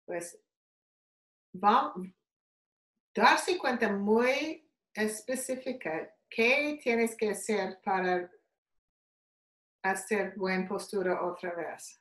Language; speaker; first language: Spanish; non-native, learner; English